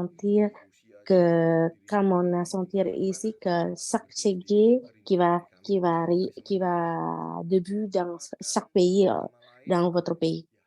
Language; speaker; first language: French; non-native, learner; Indonesian